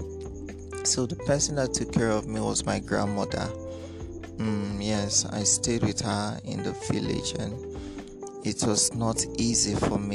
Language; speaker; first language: English; non-native, local second language; Ibibio